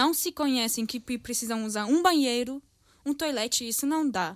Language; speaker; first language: Portuguese; early bilingual, heritage; Portuguese